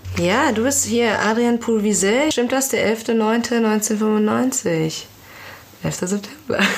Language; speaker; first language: German; early bilingual, other home language; Persian